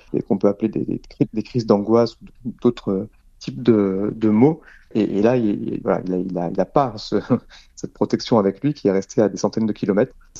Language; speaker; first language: French; native; French